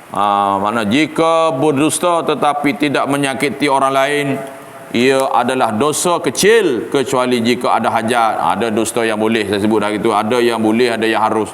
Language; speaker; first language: Malay; native; Malay